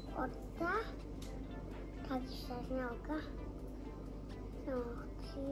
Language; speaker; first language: Polish; early bilingual, heritage; Polish